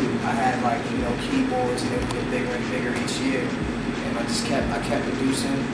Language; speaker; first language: English; native; English